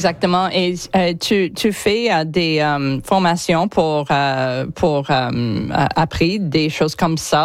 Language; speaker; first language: French; non-native, learner; English